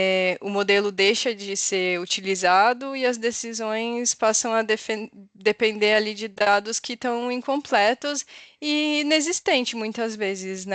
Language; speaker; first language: Portuguese; native; Portuguese